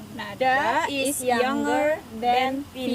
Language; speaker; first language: English; non-native, learner; Indonesian